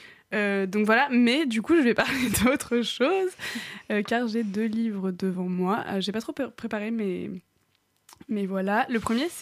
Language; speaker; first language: French; native; French